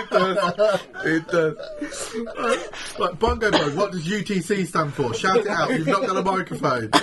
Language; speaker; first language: English; native; English